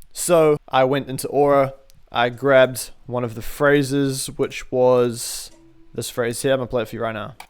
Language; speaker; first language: English; native; English